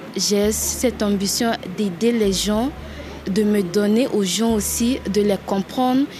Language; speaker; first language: French; non-native, local second language; Sango